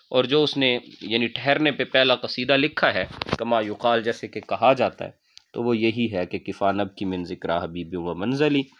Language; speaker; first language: Urdu; non-native, local second language; Punjabi